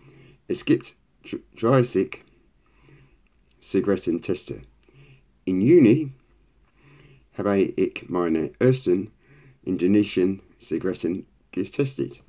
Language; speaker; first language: German; non-native, learner; English